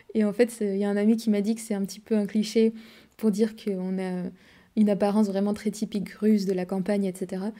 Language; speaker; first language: French; native; French